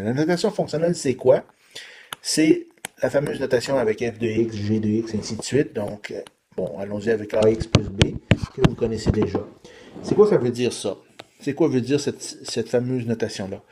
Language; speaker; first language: French; native; French